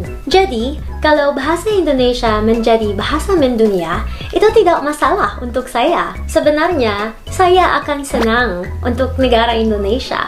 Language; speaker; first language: Indonesian; non-native, learner; Filipino